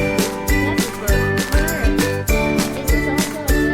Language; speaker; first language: English; non-native, fluent; Indonesian